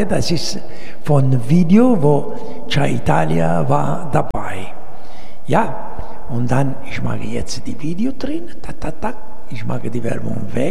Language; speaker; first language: German; non-native, fluent; Italian